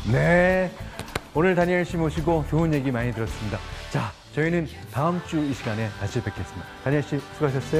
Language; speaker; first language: Korean; native; Korean